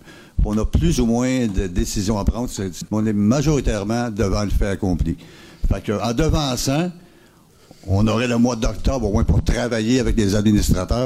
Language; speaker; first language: French; native; French